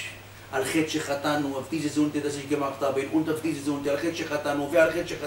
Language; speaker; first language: German; non-native, fluent; Hebrew